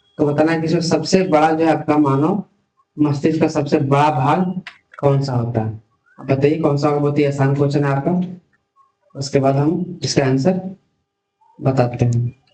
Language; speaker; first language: Hindi; native; Hindi